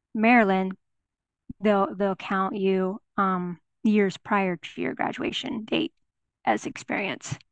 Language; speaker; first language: English; native; English